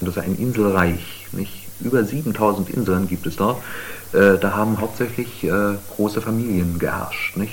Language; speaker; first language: German; native; German